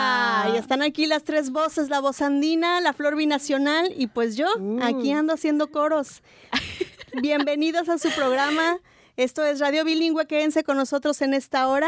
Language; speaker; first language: Spanish; native; Spanish